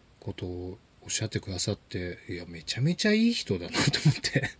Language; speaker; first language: Japanese; native; Japanese